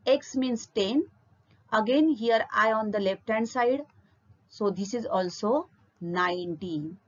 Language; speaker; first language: English; non-native, local second language; Marathi